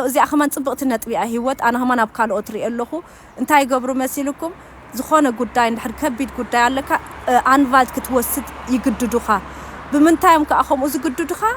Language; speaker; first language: Tigrinya; early bilingual, heritage; German